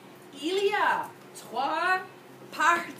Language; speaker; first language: French; non-native, fluent; English